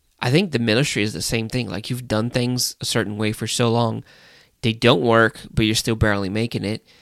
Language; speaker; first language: English; non-native, fluent; Portuguese